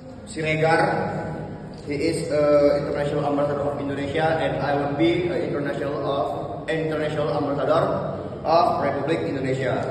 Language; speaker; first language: English; non-native, learner; Indonesian